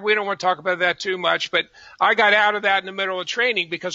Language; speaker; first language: English; native; English